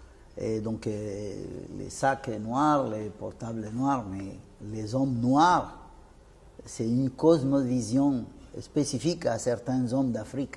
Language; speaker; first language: French; non-native, fluent; Spanish